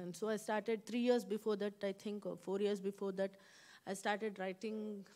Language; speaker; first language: English; non-native, local second language; Kannada